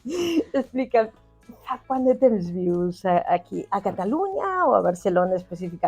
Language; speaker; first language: Catalan; non-native, fluent; Spanish